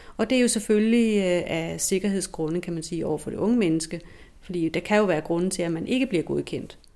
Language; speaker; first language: Danish; native; Danish